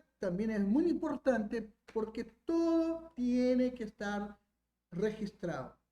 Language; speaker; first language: Spanish; non-native, fluent; Portuguese